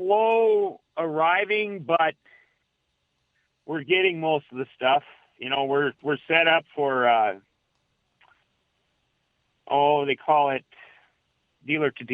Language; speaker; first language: English; native; English